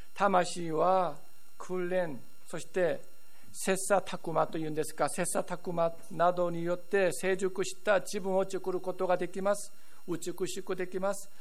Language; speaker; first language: Japanese; non-native, fluent; Korean